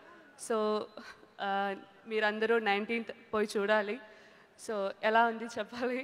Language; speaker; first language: Telugu; non-native, learner; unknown